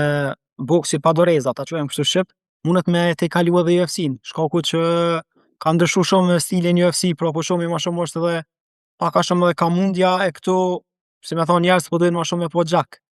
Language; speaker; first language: Albanian; native; Albanian